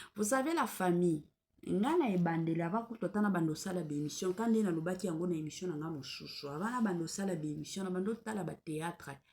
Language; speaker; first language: Lingala; non-native, local second language; Swahili